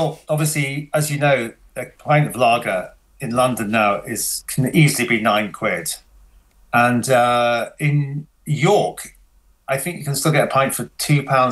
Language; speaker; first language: English; native; English